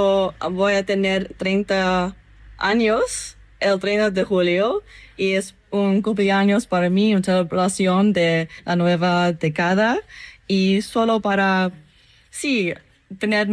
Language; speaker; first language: Spanish; non-native, learner; English